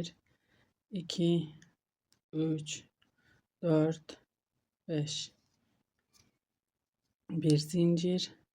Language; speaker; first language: Turkish; native; Turkish